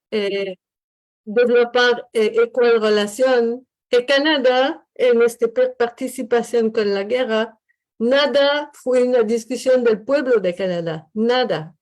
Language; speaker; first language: Spanish; non-native, learner; French